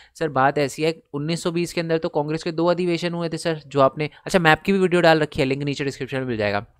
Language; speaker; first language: Hindi; native; Hindi